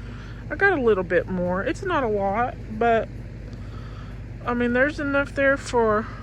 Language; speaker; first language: English; native; English